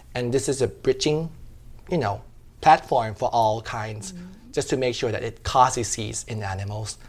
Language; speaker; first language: English; non-native, fluent; Thai